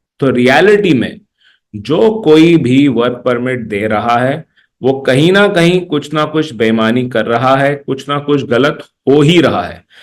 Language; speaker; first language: Hindi; native; Hindi